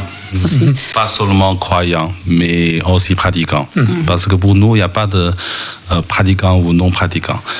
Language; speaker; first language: French; non-native, learner; Chinese